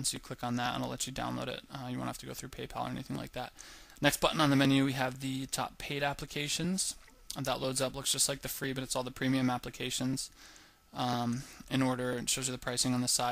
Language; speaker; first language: English; native; English